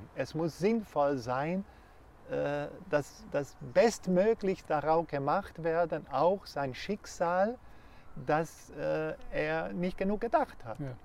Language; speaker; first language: German; non-native, fluent; Portuguese